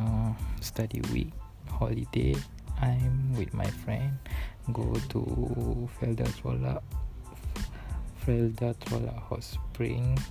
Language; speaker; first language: English; non-native, learner; Malay